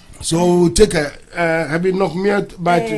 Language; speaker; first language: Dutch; non-native, learner; Akan